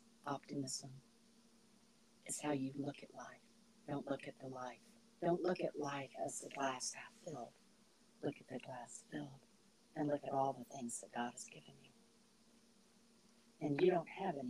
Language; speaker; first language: English; native; English